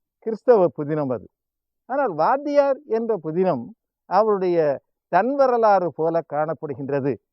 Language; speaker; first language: Tamil; native; Tamil